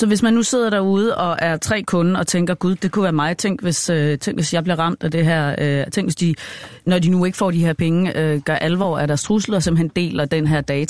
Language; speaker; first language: Danish; native; Danish